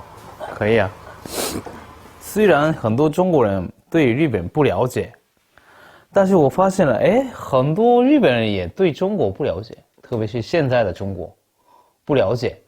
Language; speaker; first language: Chinese; non-native, fluent; Japanese